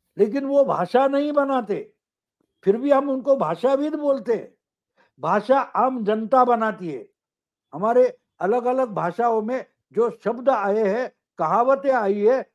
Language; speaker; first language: Hindi; non-native, local second language; Marathi